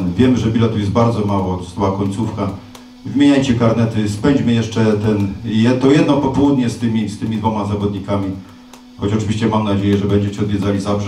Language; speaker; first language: Polish; native; Polish